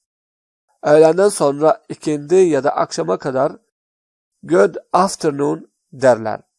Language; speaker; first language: Turkish; non-native, fluent; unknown